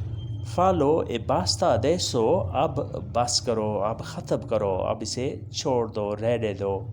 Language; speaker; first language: Hindi; non-native, local second language; Punjabi